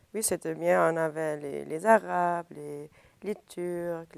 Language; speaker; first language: French; non-native, fluent; German